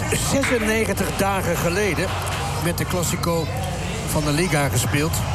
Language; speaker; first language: Dutch; native; Dutch